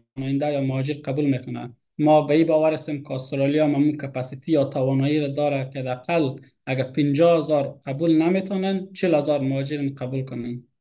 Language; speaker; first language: Persian; native; Persian